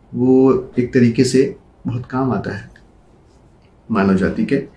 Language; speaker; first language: Hindi; native; Hindi